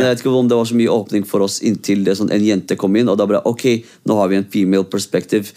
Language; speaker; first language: Norwegian; early bilingual, other home language; Kurdish